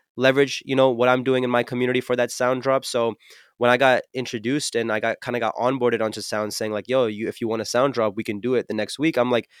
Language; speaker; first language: English; native; English